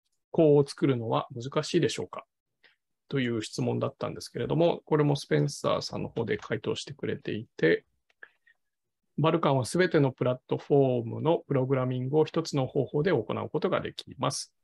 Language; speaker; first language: Japanese; native; Japanese